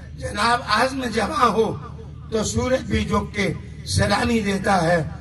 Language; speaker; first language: Urdu; non-native, local second language; Punjabi